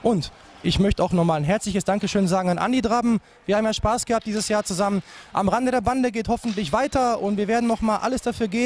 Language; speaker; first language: German; native; German